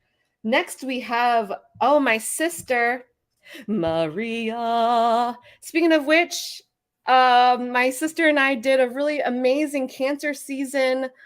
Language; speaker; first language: English; native; English